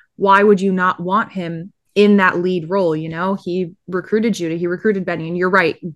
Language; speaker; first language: English; native; English